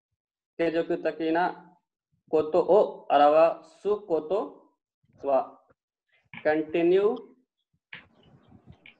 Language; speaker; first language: Japanese; non-native, learner; Hindi